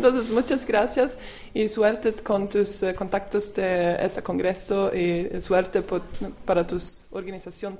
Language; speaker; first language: Spanish; non-native, learner; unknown